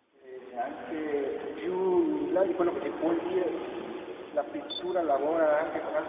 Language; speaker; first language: Italian; non-native, fluent; Spanish